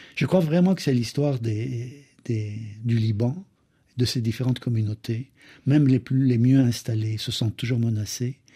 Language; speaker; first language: French; native; French